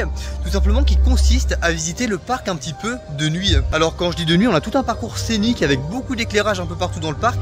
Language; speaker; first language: French; native; French